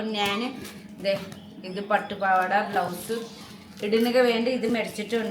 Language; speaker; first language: Malayalam; non-native, learner; Nepali